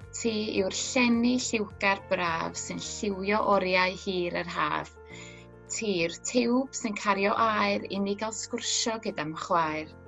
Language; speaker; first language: Welsh; native; Welsh